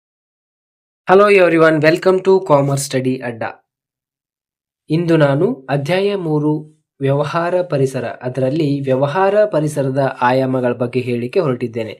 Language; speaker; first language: Kannada; native; Kannada